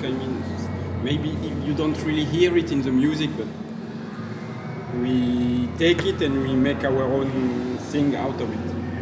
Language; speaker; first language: English; non-native, learner; French